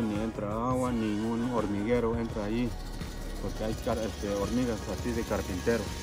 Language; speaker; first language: Spanish; native; Spanish